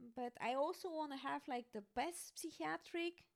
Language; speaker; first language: English; non-native, fluent; Bulgarian